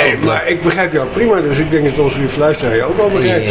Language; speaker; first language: Dutch; native; Dutch